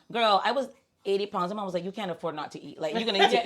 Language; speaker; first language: English; native; English